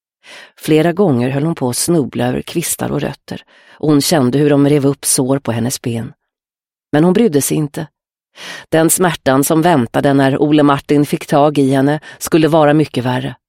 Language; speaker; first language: Swedish; native; Swedish